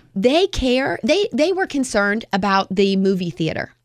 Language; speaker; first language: English; native; English